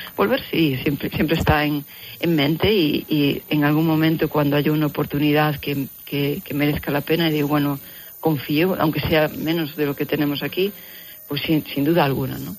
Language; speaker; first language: Spanish; native; Spanish